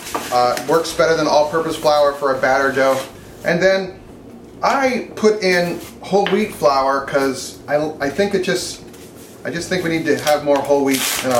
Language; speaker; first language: English; native; English